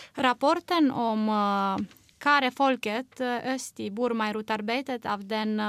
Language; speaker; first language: Norwegian; non-native, fluent; Romanian